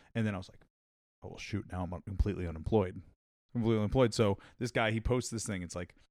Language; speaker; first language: English; native; English